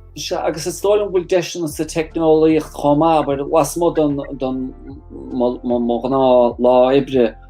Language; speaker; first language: Irish; native; Irish